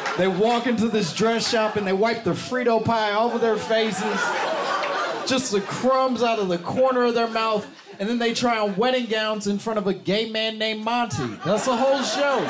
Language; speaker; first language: English; native; English